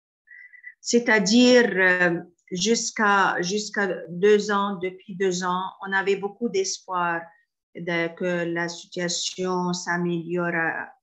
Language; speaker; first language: French; non-native, fluent; Arabic